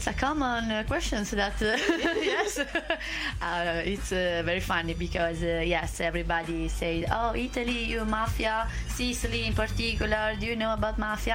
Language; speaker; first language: English; non-native, learner; Italian